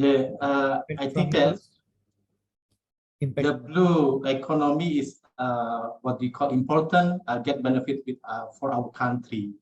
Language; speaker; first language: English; non-native, local second language; Indonesian